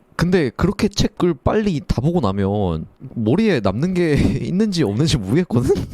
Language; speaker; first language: Korean; native; Korean